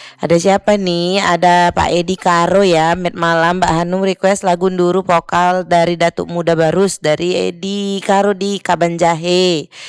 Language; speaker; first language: Indonesian; native; Indonesian